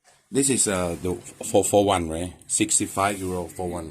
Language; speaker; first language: English; non-native, learner; Thai